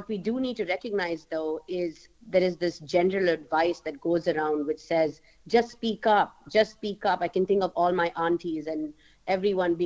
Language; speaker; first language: English; non-native, local second language; Hindi